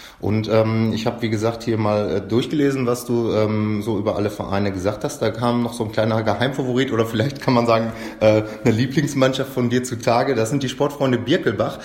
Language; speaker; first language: German; native; German